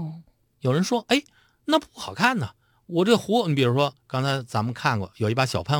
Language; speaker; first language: Chinese; native; Chinese